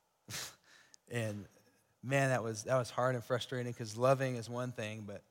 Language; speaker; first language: English; native; English